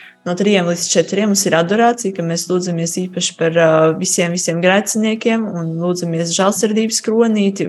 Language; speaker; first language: Latvian; native; Latvian